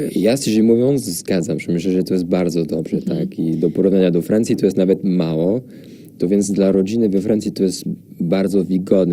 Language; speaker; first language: Polish; non-native, fluent; French